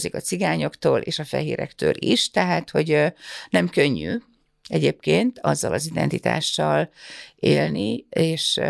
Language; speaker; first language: Hungarian; early bilingual, other home language; Russian